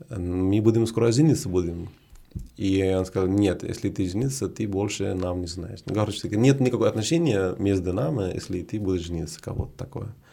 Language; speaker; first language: Russian; non-native, fluent; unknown